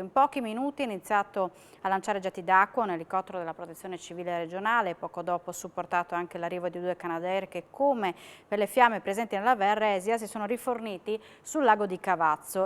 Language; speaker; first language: Italian; native; Italian